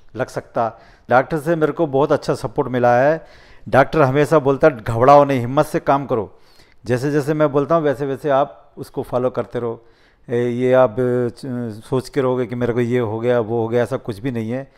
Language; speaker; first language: Hindi; native; Hindi